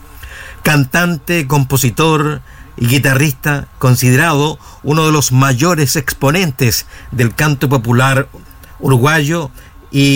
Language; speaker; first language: Spanish; native; Spanish